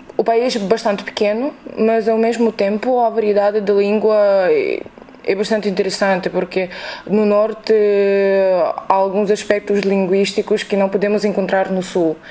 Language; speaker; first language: Portuguese; non-native, fluent; Russian